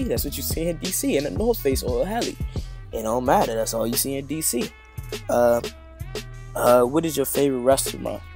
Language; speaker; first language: English; native; English